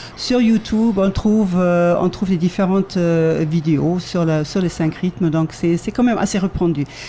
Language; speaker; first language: French; native; French